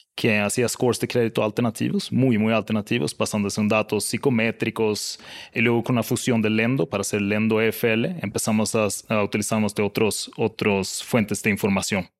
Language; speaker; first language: Spanish; non-native, fluent; Swedish